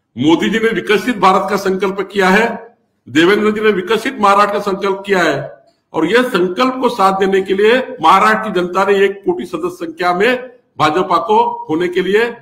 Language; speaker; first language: Hindi; non-native, local second language; Marathi